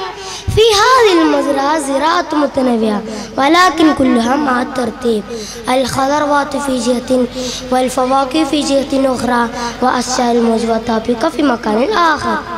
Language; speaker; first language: Arabic; non-native, learner; Malayalam